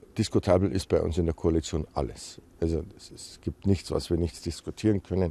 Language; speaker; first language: German; native; German